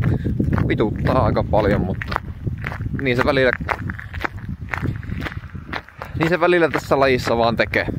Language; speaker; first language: Finnish; native; Finnish